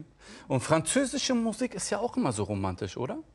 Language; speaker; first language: German; native; German